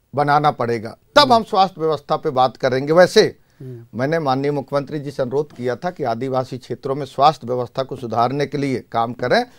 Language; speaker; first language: Hindi; native; Hindi